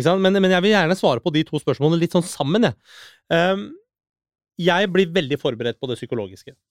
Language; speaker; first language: Norwegian; early bilingual, other home language; Persian